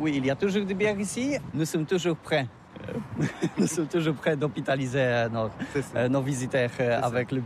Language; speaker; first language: French; non-native, learner; Polish